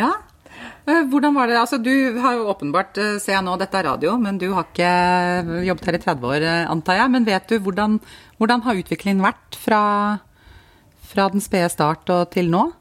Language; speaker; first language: Norwegian; native; Norwegian